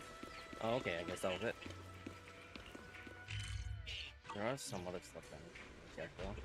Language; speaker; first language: English; native; English